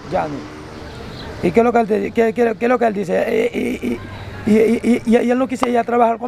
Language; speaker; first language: Spanish; non-native, learner; Haitian Creole